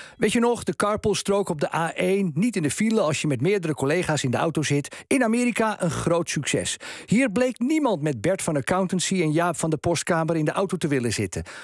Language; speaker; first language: Dutch; native; Dutch